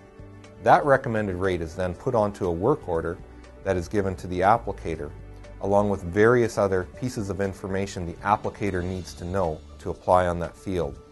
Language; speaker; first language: English; native; English